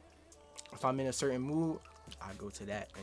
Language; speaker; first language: English; native; English